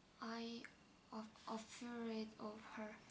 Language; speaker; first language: English; non-native, learner; Korean